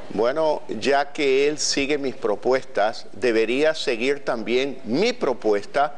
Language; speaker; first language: Spanish; native; Spanish